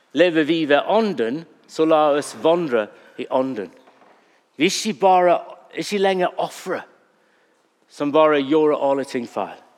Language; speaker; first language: Norwegian; non-native, fluent; English